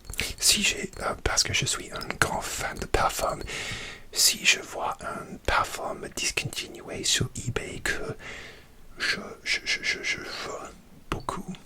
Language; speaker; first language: French; non-native, learner; English